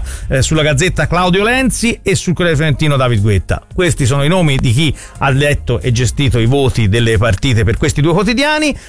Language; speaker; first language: Italian; native; Italian